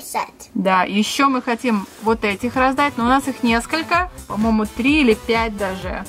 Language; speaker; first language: Russian; native; Russian